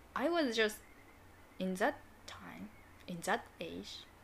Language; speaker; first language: English; non-native, learner; Japanese